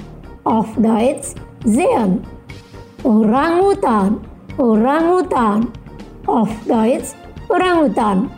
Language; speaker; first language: German; non-native, learner; Indonesian